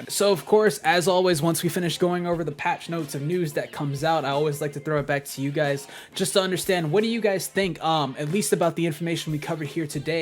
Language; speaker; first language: English; native; English